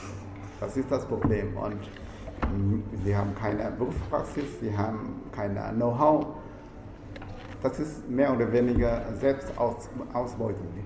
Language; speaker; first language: German; non-native, fluent; Vietnamese